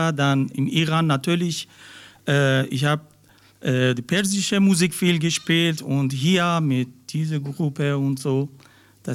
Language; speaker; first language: German; non-native, learner; Persian